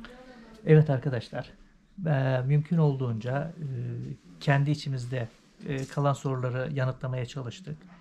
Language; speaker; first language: Turkish; native; Turkish